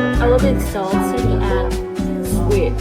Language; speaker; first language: English; non-native, learner; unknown